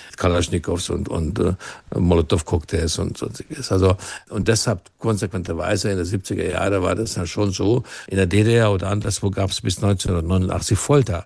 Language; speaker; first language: German; non-native, fluent; Hungarian